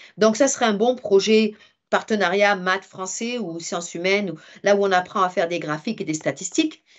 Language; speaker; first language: French; native; French